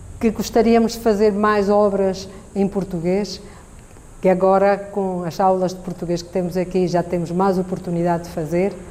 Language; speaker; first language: Portuguese; early bilingual, heritage; Spanish